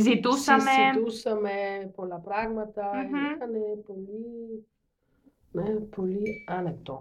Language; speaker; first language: Greek; non-native, learner; German